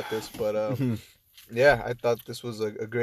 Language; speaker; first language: English; non-native, fluent; Spanish